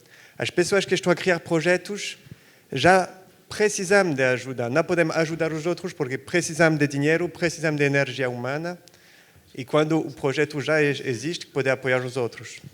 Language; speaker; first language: Portuguese; non-native, fluent; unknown